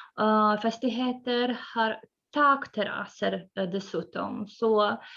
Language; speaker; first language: Swedish; non-native, fluent; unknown